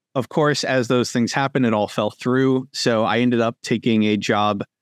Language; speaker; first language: English; native; English